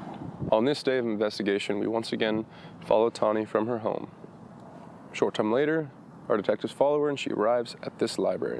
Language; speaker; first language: English; native; English